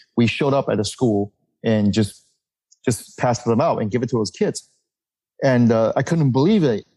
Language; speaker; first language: English; early bilingual, other home language; Chinese